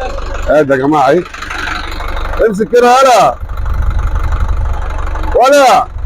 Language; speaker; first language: Arabic; native; Arabic